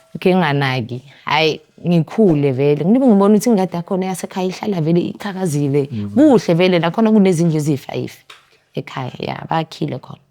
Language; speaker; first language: Zulu; native; Zulu